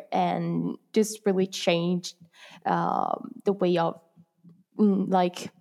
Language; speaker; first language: English; non-native, fluent; Italian